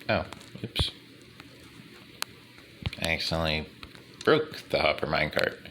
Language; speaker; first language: English; native; English